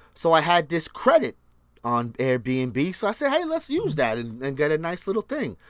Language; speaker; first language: English; early bilingual, other home language; Spanish